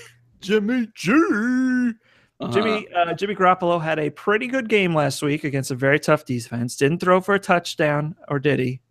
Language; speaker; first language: English; native; English